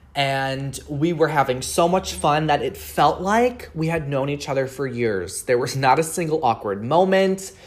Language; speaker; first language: English; native; English